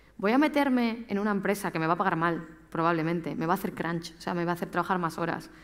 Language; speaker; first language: Spanish; native; Spanish